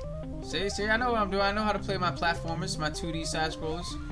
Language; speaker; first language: English; native; English